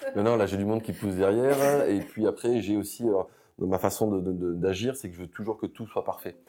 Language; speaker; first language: French; native; French